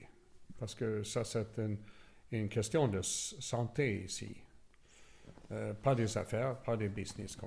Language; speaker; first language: French; non-native, learner; Swedish